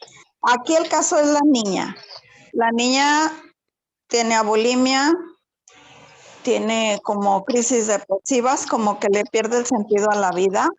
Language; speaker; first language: Spanish; native; Spanish